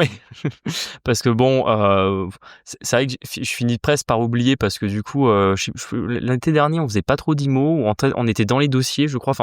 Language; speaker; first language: French; native; French